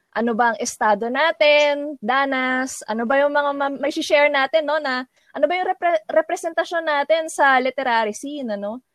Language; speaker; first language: Filipino; native; Filipino